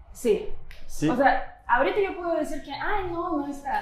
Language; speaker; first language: Spanish; non-native, fluent; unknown